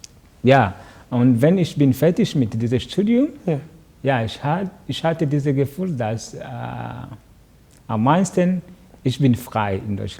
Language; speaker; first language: German; non-native, learner; Kinyarwanda